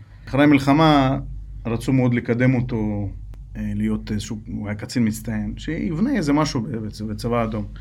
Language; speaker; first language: Hebrew; non-native, fluent; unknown